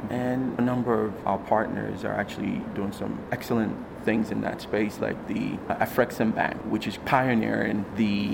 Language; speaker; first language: English; native; English